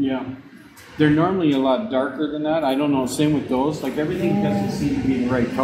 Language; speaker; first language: English; native; English